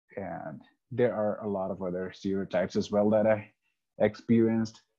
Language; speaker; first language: English; non-native, local second language; Hindi